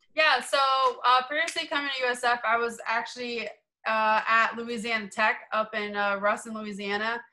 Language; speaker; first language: English; native; English